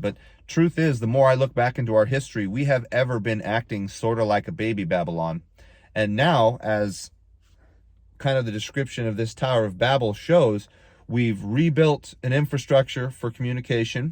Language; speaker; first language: English; native; English